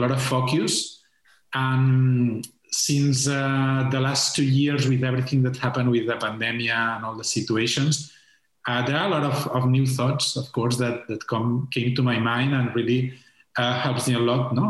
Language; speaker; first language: English; non-native, fluent; Spanish